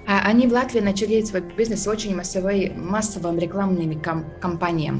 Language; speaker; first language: Russian; non-native, fluent; Latvian